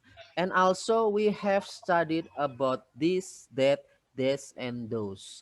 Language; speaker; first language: English; non-native, fluent; Indonesian